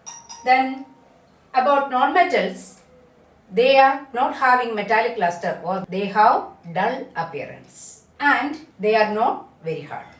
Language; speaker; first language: English; non-native, local second language; Malayalam